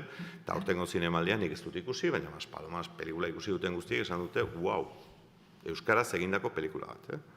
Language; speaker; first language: Basque; native; Basque